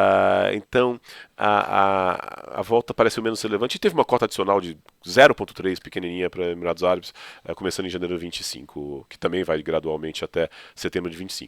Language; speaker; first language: Portuguese; native; Portuguese